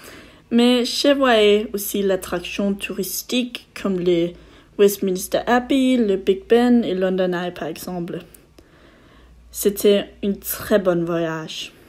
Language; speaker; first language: French; non-native, learner; Danish